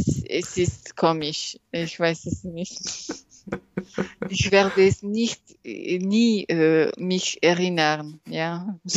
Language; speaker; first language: German; non-native, learner; French